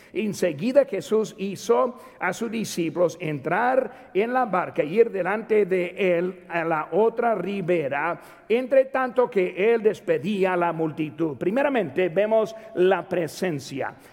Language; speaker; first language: Spanish; native; Spanish